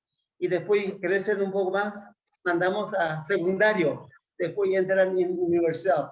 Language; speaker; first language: Spanish; non-native, learner; Persian